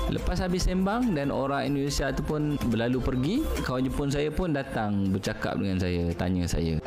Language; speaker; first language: Malay; native; Malay